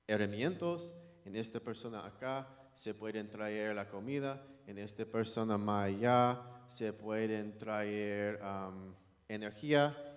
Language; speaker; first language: Spanish; non-native, learner; English